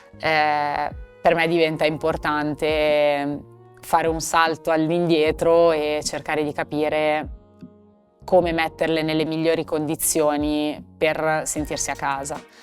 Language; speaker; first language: Italian; native; Italian